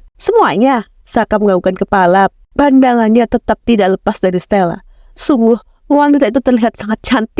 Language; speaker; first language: Indonesian; native; Indonesian